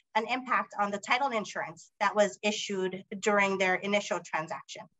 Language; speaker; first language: English; native; English